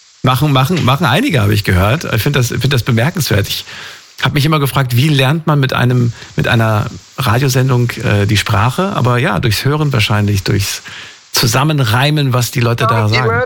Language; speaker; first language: German; native; German